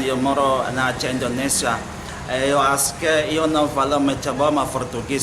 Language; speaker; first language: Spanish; non-native, learner; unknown